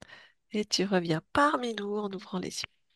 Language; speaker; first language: French; native; French